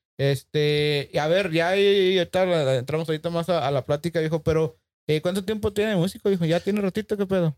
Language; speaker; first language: Spanish; early bilingual, heritage; Spanish